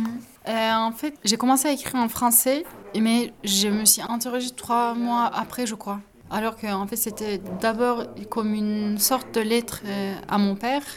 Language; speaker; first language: French; non-native, fluent; Turkish